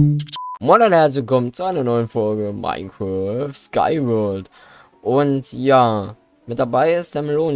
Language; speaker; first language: German; native; German